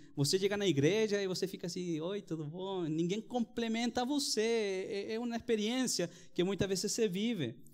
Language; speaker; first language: Portuguese; non-native, fluent; Spanish